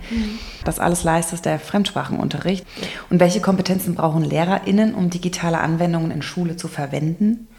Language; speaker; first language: German; native; German